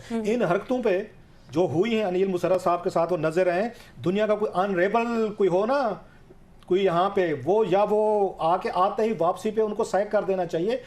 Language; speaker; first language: Urdu; non-native, local second language; Saraiki